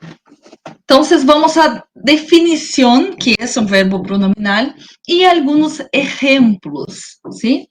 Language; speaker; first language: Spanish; non-native, learner; Portuguese